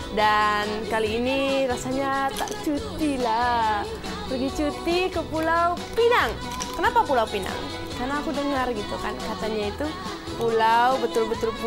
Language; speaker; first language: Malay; non-native, local second language; Indonesian